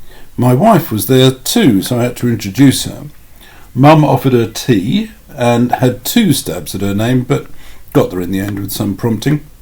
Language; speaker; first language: English; native; English